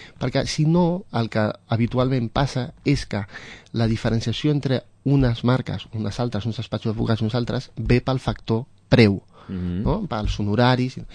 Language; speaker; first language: Catalan; non-native, local second language; Spanish